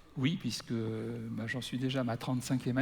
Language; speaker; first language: French; native; French